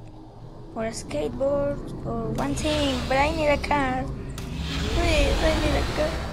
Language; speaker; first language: English; non-native, learner; Spanish